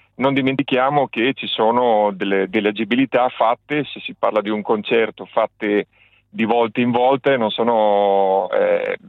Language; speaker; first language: Italian; native; Italian